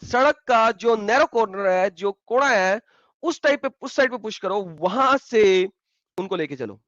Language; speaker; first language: Urdu; native; Urdu